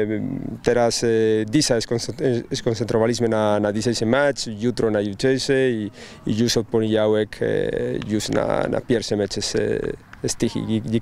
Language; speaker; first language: Polish; non-native, learner; Spanish